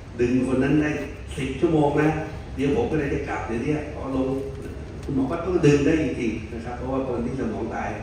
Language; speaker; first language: Thai; native; Thai